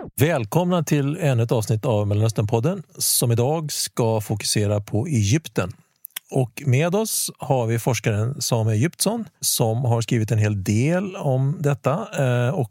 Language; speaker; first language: Swedish; native; Swedish